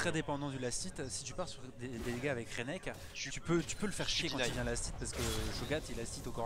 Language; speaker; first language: French; native; French